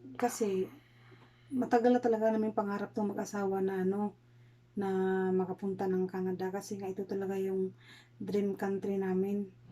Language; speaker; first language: Filipino; native; Filipino